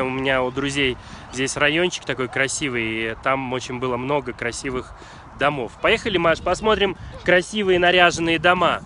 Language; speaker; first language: Russian; native; Russian